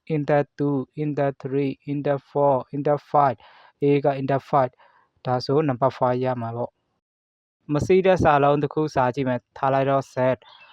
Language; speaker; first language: Burmese; native; Burmese